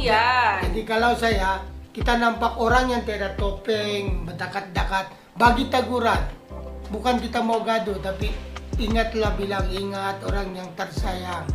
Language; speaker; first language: Indonesian; non-native, fluent; Filipino